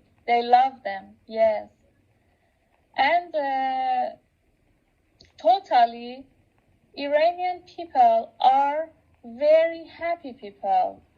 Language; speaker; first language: English; non-native, local second language; Persian